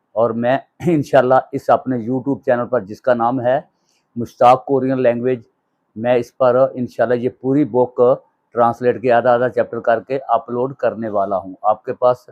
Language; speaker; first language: Urdu; native; Urdu